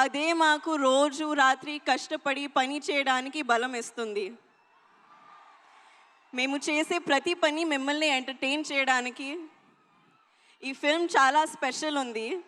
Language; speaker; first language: Telugu; non-native, learner; Hindi